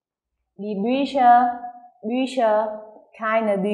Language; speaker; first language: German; non-native, fluent; Vietnamese